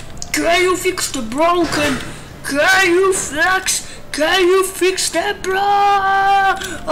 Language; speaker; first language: English; non-native, learner; Italian